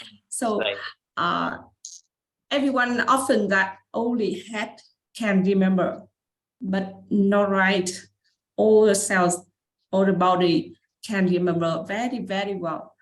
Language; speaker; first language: English; non-native, learner; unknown